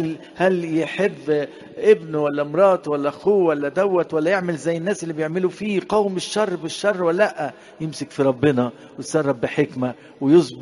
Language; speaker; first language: Arabic; native; Arabic